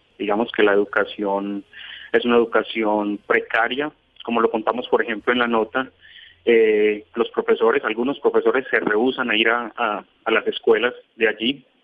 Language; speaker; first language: Spanish; native; Spanish